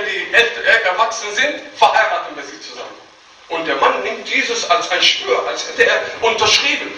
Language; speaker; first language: German; non-native, fluent; Arabic